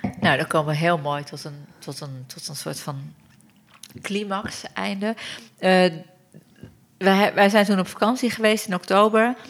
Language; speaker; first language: Dutch; early bilingual, other home language; Turkish